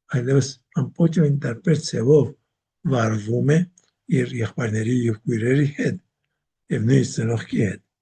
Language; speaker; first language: Armenian; native; Armenian